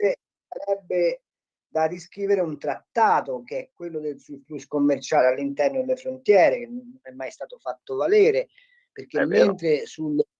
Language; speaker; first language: Italian; native; Italian